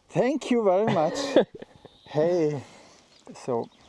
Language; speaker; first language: English; non-native, fluent; German